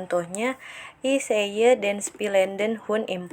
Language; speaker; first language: German; non-native, fluent; Indonesian